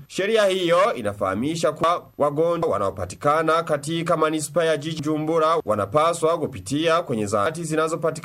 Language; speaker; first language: Swahili; non-native, local second language; Rundi